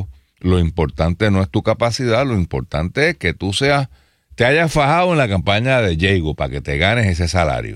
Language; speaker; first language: Spanish; native; Spanish